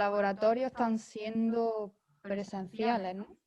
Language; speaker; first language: Spanish; native; Spanish